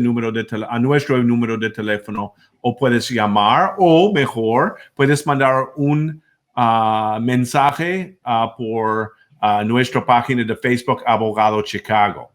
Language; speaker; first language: Spanish; non-native, fluent; English